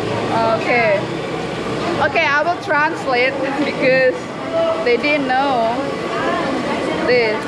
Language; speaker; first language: English; non-native, learner; Indonesian